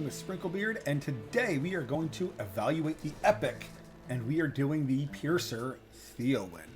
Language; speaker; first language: English; native; English